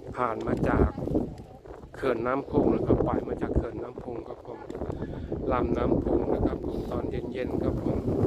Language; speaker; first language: Thai; native; Thai